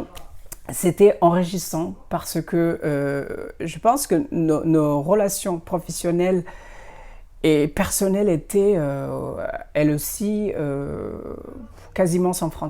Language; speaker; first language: French; non-native, fluent; Indonesian